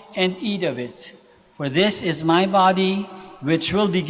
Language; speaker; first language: English; non-native, local second language; Filipino